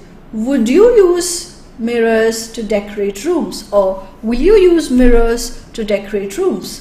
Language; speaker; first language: English; non-native, local second language; Malayalam